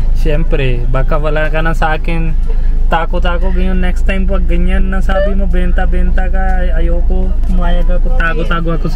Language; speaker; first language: Filipino; non-native, learner; Punjabi